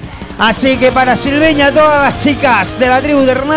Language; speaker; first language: Spanish; native; Spanish